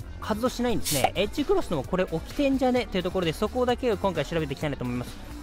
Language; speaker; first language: Japanese; native; Japanese